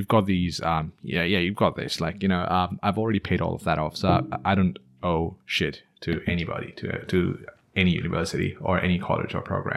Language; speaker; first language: English; non-native, local second language; Nepali